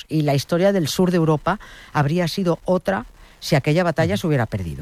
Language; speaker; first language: Spanish; native; Spanish